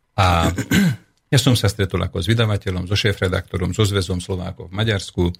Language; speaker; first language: Slovak; non-native, local second language; Hungarian